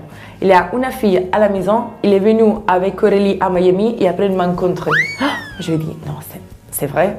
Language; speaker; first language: French; non-native, learner; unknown